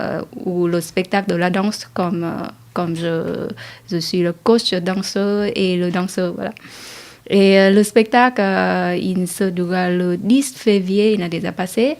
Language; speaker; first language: French; non-native, learner; Vietnamese